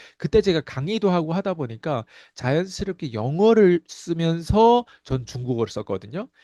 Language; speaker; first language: Korean; non-native, fluent; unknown